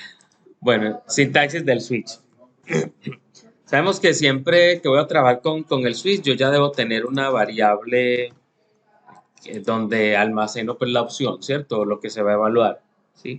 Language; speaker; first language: Spanish; native; Spanish